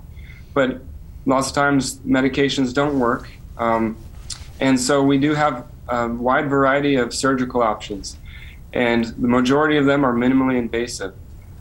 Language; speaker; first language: English; native; English